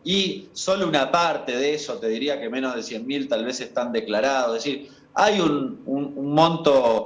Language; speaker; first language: Spanish; native; Spanish